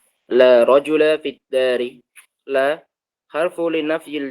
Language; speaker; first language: Arabic; non-native, learner; Indonesian